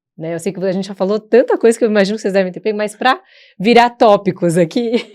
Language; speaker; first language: Portuguese; native; Portuguese